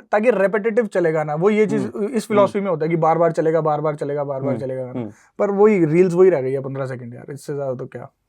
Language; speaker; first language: Hindi; native; Hindi